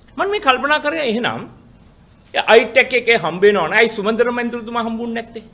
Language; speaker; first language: Sinhala; non-native, local second language; Tamil